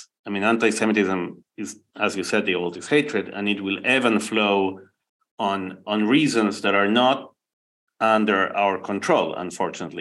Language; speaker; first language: English; non-native, fluent; Spanish